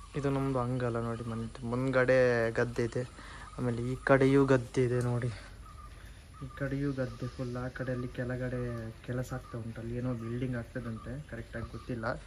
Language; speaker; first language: Kannada; non-native, local second language; Tulu